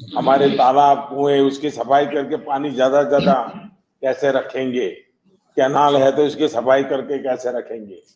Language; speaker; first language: Hindi; non-native, local second language; Gujarati